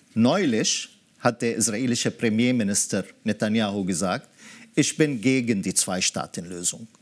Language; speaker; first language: German; early bilingual, other home language; Arabic